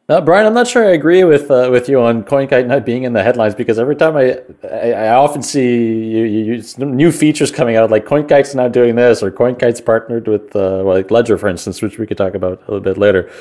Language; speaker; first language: English; native; English